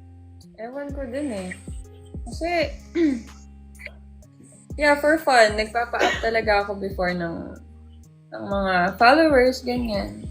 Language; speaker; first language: Filipino; non-native, local second language; Cebuano